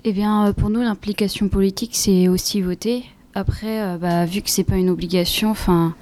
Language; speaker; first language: French; native; French